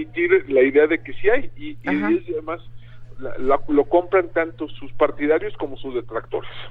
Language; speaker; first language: Spanish; native; Spanish